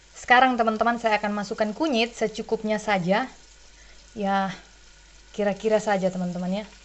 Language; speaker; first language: Indonesian; native; Indonesian